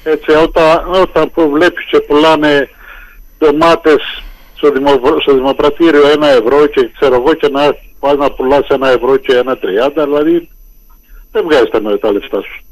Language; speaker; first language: Greek; native; Greek